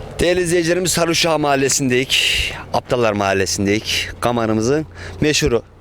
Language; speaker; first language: Turkish; native; Turkish